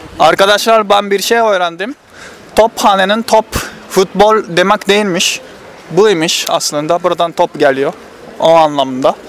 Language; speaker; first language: Turkish; non-native, learner; Japanese